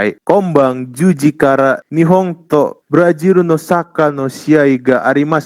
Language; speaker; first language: Japanese; non-native, fluent; Indonesian